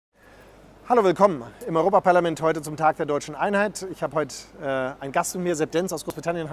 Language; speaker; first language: German; native; German